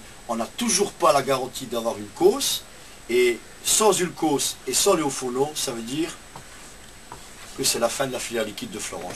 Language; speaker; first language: French; native; French